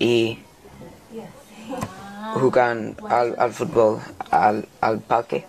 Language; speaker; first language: Spanish; non-native, learner; English